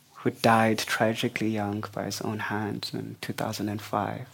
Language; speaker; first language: English; non-native, local second language; Xhosa